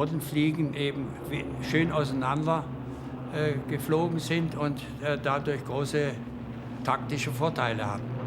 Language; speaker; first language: German; native; German